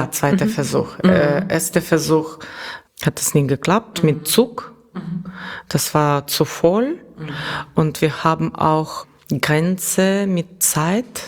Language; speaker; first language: German; non-native, learner; Russian